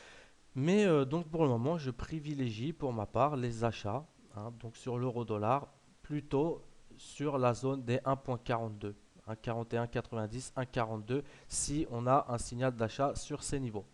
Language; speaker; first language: French; native; French